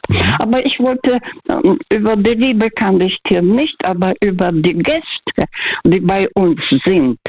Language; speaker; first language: German; non-native, local second language; Russian